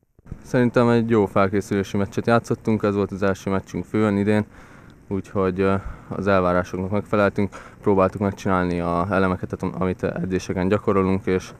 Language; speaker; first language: Hungarian; native; Hungarian